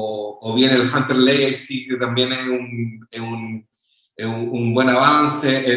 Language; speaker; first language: Spanish; native; Spanish